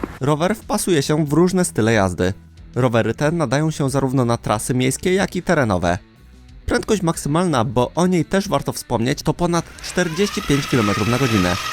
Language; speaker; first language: Polish; native; Polish